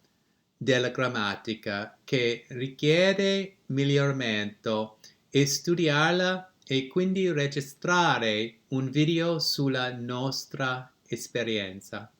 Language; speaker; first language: Italian; non-native, learner; English